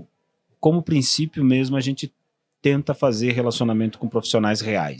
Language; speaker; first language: Portuguese; native; Portuguese